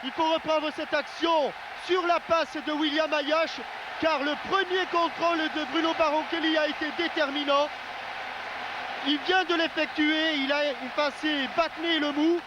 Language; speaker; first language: French; native; French